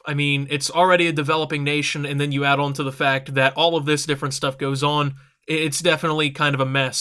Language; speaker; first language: English; native; English